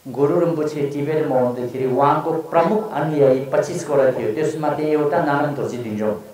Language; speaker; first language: Nepali; non-native, local second language; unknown